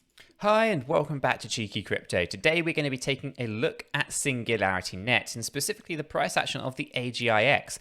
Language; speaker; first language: English; native; English